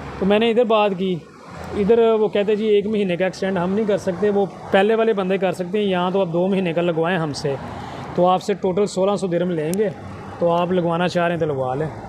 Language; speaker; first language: Urdu; non-native, local second language; Punjabi